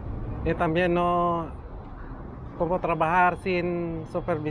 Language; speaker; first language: Spanish; non-native, learner; Filipino